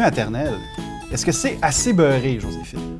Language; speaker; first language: French; native; French